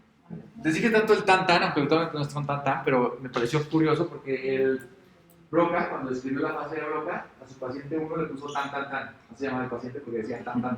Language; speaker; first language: Spanish; native; Spanish